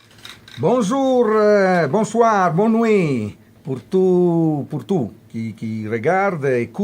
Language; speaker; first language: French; non-native, fluent; Italian